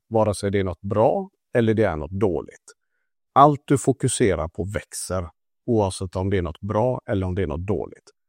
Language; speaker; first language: Swedish; early bilingual, other home language; Italian